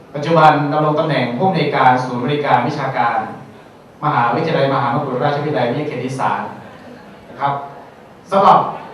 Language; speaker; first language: Thai; native; Thai